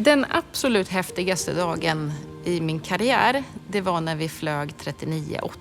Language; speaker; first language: Swedish; native; Swedish